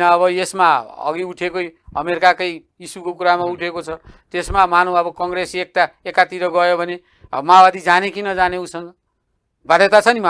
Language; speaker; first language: Nepali; native; Nepali